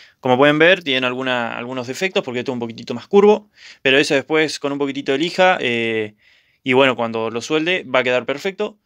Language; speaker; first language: Spanish; native; Spanish